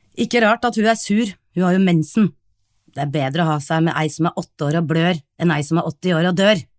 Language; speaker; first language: Norwegian; native; Norwegian